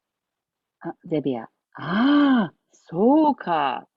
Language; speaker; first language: Japanese; non-native, fluent; English